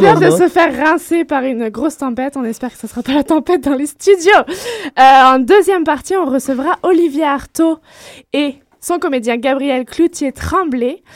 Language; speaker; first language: French; native; French